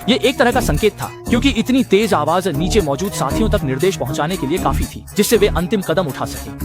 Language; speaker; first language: Hindi; native; Hindi